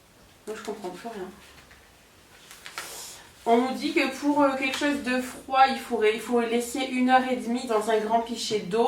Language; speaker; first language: French; native; French